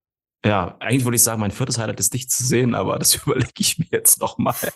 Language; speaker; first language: German; native; German